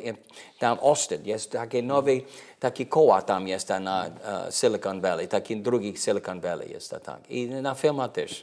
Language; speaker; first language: Polish; early bilingual, heritage; English